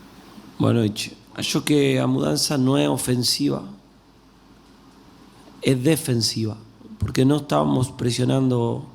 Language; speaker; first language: Portuguese; non-native, learner; Spanish